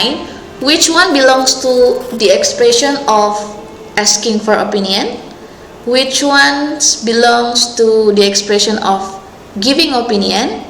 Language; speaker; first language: English; non-native, local second language; Indonesian